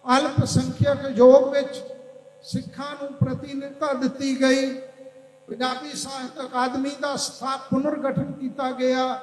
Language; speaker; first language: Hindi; non-native, local second language; Punjabi